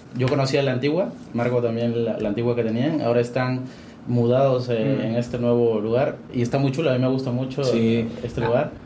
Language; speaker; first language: Spanish; native; Spanish